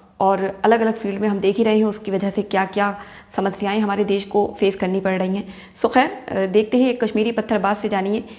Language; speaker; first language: Hindi; native; Hindi